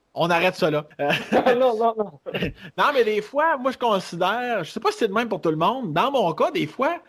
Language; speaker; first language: French; native; French